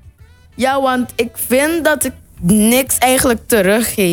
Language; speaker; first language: Dutch; non-native, local second language; Papiamento